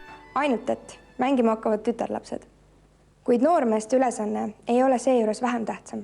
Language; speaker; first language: Estonian; native; Estonian